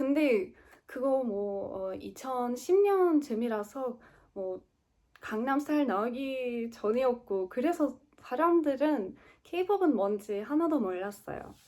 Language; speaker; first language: Korean; non-native, learner; Turkish